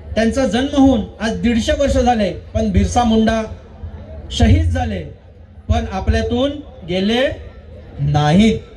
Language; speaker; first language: Marathi; native; Marathi